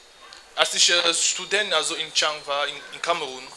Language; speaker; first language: German; non-native, learner; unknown